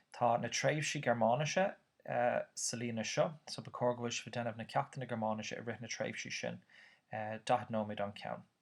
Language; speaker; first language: Irish; native; Irish